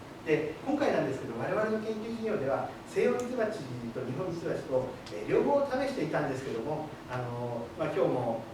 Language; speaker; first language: Japanese; native; Japanese